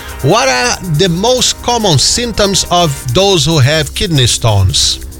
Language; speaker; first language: English; non-native, fluent; Portuguese